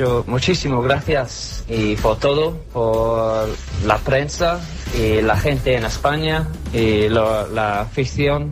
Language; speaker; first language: Spanish; non-native, learner; English